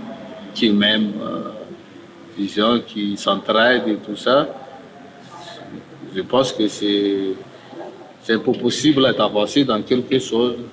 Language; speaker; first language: French; non-native, local second language; Malagasy